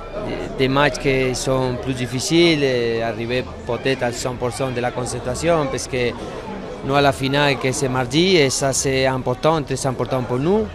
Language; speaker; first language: French; non-native, learner; Spanish